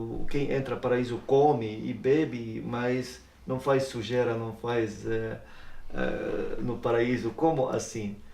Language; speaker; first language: Portuguese; non-native, learner; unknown